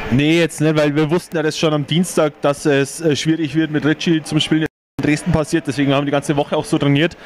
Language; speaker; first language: German; native; German